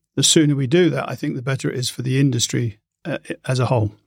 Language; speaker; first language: English; native; English